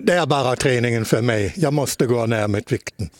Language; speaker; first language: Swedish; non-native, learner; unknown